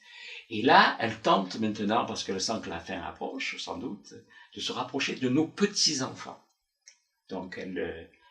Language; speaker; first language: French; native; French